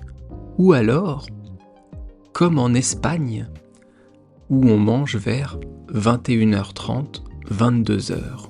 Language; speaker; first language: French; native; French